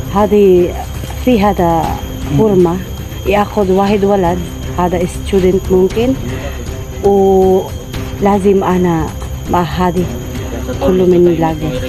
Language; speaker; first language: Arabic; non-native, learner; Filipino